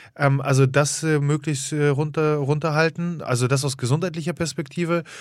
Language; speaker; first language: German; early bilingual, other home language; Polish